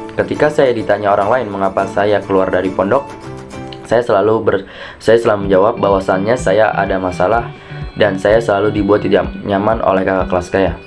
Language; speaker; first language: Indonesian; native; Indonesian